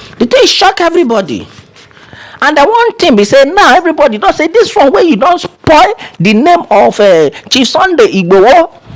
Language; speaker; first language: Nigerian Pidgin; non-native, local second language; Yoruba